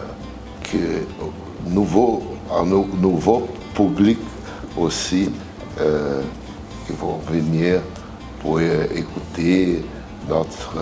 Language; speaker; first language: French; non-native, learner; Portuguese